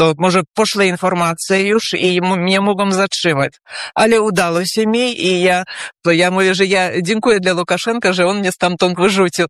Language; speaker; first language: Polish; early bilingual, heritage; Polish